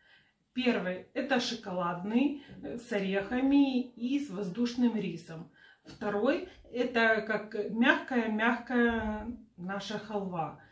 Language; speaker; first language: Russian; native; Russian